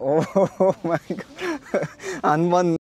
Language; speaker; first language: Korean; non-native, learner; Nepali